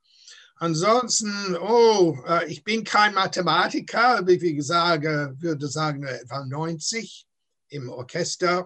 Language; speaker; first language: German; non-native, fluent; English